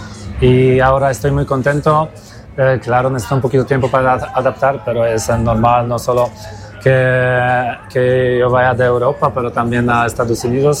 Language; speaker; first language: Spanish; non-native, learner; Polish